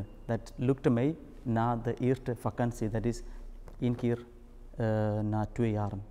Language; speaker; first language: Dutch; non-native, fluent; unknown